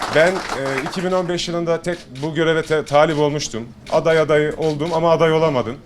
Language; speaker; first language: Turkish; native; Turkish